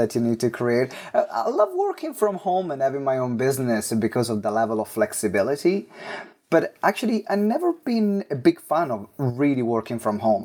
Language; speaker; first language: English; non-native, fluent; Italian